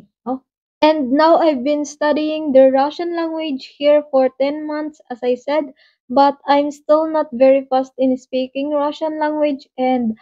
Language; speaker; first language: English; non-native, local second language; Waray